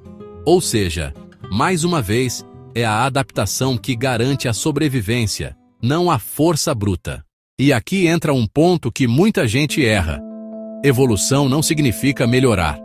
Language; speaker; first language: Portuguese; native; Portuguese